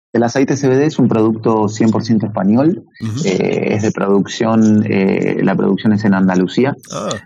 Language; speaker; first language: Spanish; native; Spanish